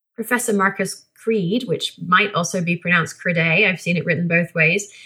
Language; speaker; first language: English; native; English